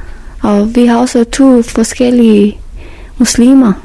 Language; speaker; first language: Danish; non-native, learner; Persian